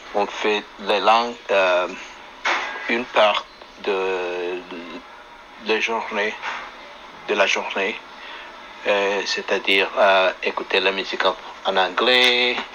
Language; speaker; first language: French; non-native, learner; English